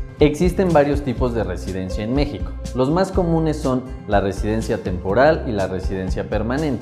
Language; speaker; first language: Spanish; native; Spanish